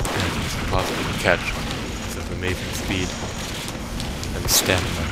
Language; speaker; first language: English; native; English